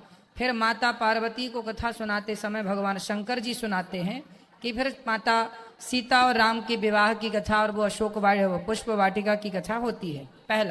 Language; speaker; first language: Hindi; native; Hindi